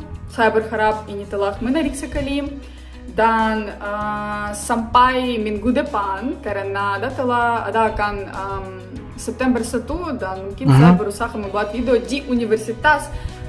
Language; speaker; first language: Indonesian; non-native, learner; Ukrainian